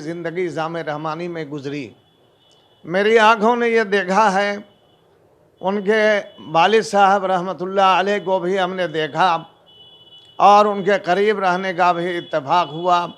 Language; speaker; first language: Urdu; native; Urdu